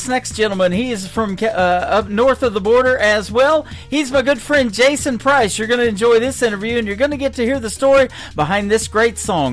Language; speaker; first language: English; native; English